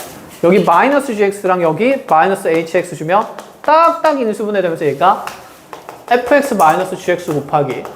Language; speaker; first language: Korean; native; Korean